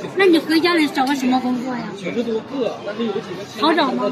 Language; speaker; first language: Chinese; native; Chinese